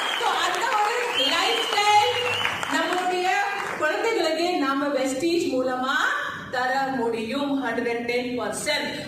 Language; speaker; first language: Tamil; non-native, fluent; Hindi